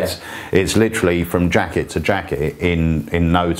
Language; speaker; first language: English; native; English